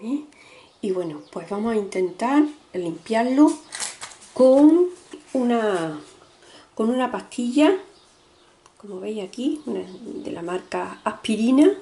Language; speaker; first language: Spanish; native; Spanish